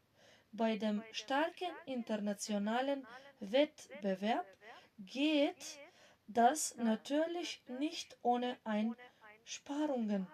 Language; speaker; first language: German; non-native, fluent; Macedonian